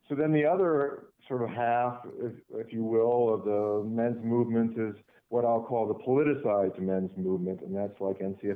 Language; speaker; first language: English; native; English